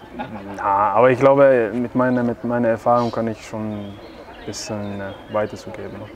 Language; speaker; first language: German; non-native, fluent; Czech